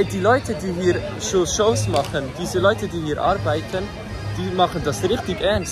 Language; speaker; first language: German; native; German